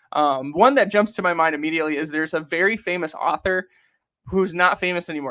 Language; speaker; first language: English; native; English